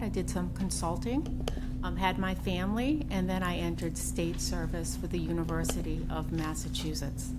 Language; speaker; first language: English; native; English